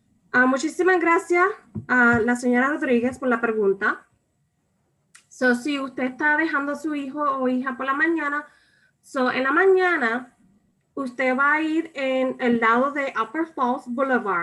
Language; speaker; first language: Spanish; early bilingual, other home language; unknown